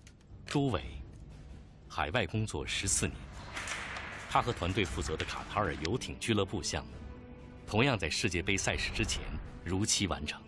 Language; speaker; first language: Chinese; native; Chinese